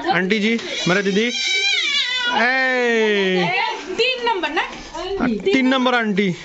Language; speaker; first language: Hindi; non-native, local second language; Assamese